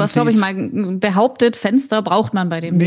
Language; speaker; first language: German; native; German